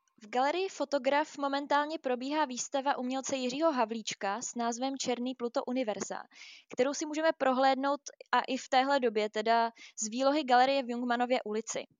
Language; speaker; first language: Czech; native; Czech